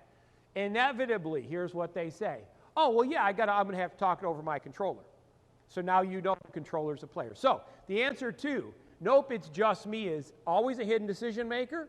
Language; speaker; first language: English; native; English